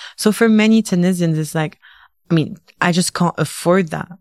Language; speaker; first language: English; native; English